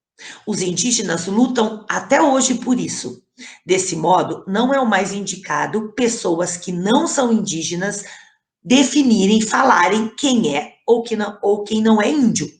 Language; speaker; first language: Portuguese; native; Portuguese